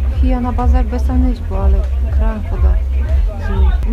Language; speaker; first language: German; non-native, learner; Polish